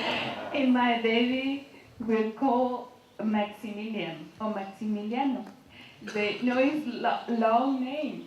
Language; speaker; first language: English; non-native, learner; Spanish